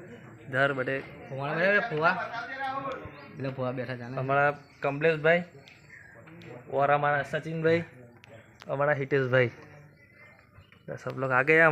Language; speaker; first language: Hindi; non-native, local second language; Gujarati